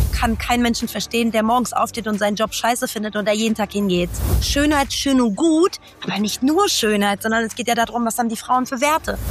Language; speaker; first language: German; early bilingual, other home language; Persian